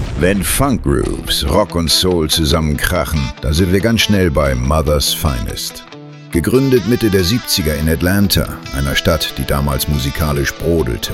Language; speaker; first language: German; native; German